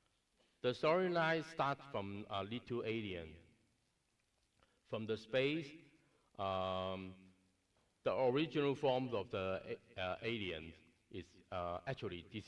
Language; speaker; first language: English; non-native, learner; Cantonese